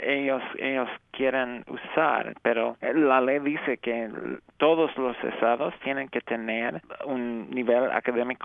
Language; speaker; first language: Spanish; non-native, fluent; English